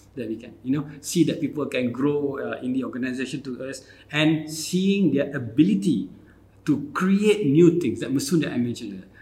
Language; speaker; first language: English; non-native, local second language; Malay